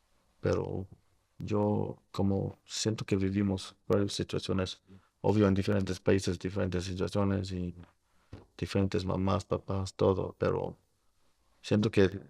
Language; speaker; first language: Spanish; early bilingual, heritage; Spanish